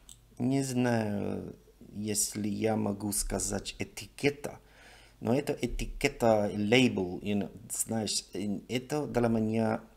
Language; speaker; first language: Russian; non-native, learner; English